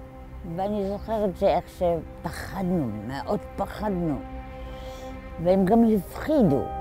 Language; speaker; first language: Hebrew; non-native, fluent; Polish